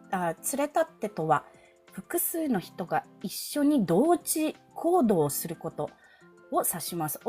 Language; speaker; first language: Japanese; non-native, fluent; Filipino